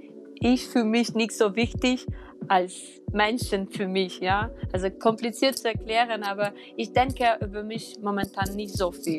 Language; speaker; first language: German; non-native, fluent; Ukrainian